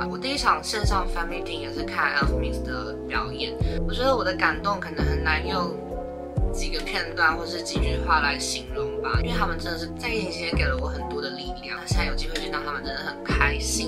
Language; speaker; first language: Chinese; native; Chinese